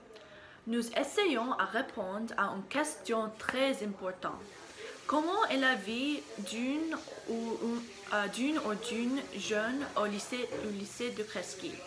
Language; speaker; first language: French; non-native, learner; English